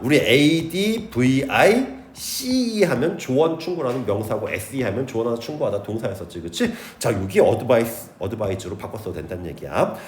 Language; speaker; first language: Korean; native; Korean